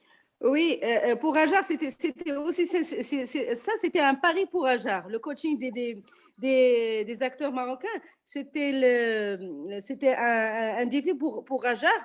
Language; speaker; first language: French; non-native, local second language; Arabic